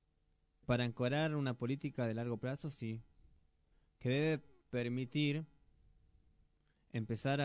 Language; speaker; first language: Spanish; native; Spanish